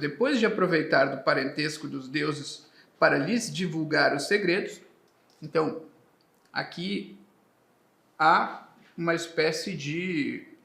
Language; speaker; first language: Portuguese; native; Portuguese